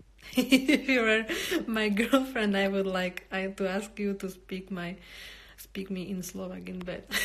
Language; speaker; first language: English; non-native, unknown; Slovak